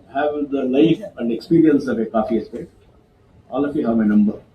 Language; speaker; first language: English; non-native, local second language; Kannada